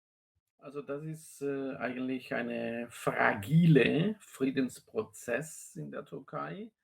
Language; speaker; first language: German; non-native, fluent; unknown